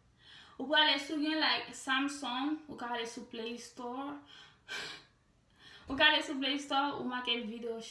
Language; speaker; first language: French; non-native, learner; Haitian Creole